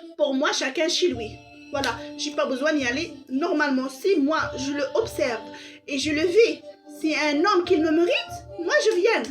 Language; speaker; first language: French; non-native, local second language; Arabic